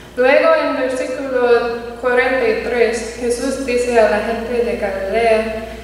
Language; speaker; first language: Spanish; non-native, learner; English